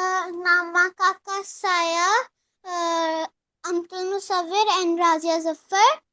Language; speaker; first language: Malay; non-native, learner; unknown